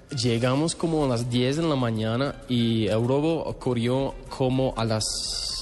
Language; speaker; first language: Spanish; non-native, learner; English